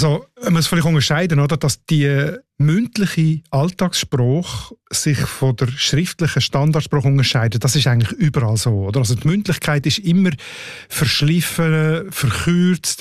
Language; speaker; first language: German; native; German